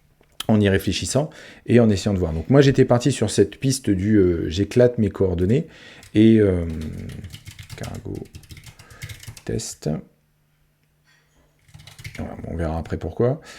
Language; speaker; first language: French; native; French